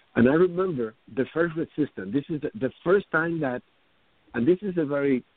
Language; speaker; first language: English; non-native, fluent; Spanish